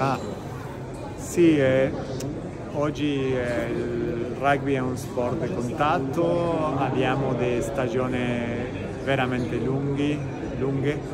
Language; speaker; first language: Italian; non-native, fluent; Spanish